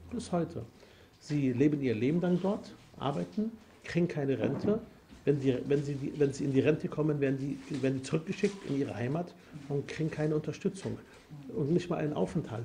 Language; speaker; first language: German; early bilingual, other home language; Arabic